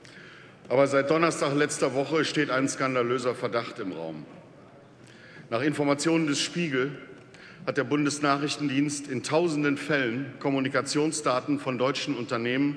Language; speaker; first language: German; native; German